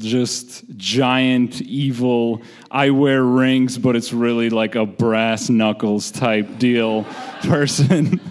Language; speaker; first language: English; early bilingual, other home language; Georgian